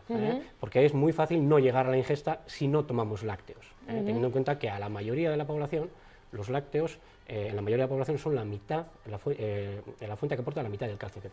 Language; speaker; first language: Spanish; native; Spanish